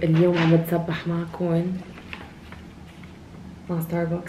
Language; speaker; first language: Arabic; early bilingual, heritage; Arabic